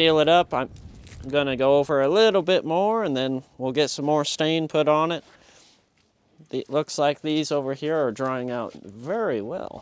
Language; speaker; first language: English; native; English